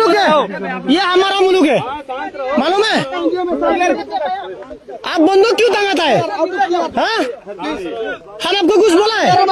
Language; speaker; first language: Hindi; non-native, learner; Bangla